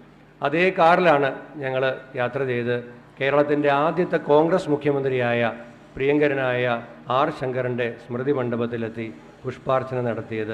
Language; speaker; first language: Malayalam; native; Malayalam